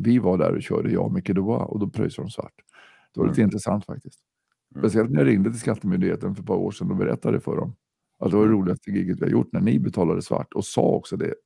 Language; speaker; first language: Swedish; native; Swedish